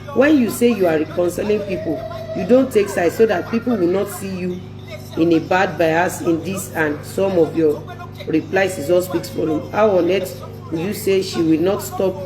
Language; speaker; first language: English; non-native, local second language; Yoruba